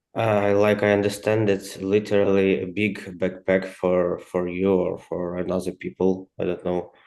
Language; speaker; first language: English; non-native, learner; Ukrainian